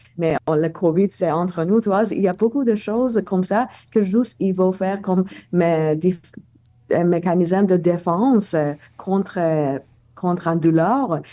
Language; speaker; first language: French; non-native, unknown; Persian